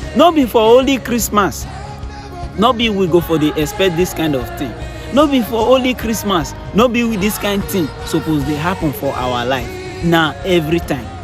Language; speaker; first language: Nigerian Pidgin; non-native, local second language; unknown